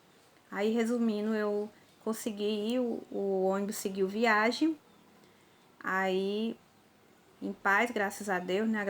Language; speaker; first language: Portuguese; native; Portuguese